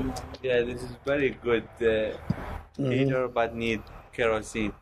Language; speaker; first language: English; non-native, learner; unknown